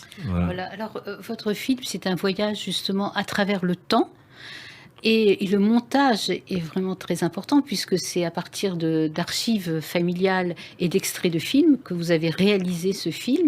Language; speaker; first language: French; native; French